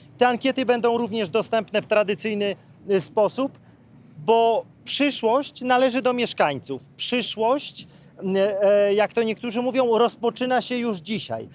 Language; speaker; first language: Polish; native; Polish